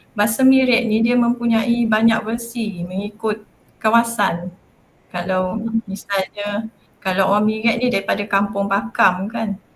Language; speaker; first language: Malay; non-native, local second language; Māori